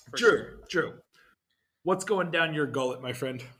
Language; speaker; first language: English; native; English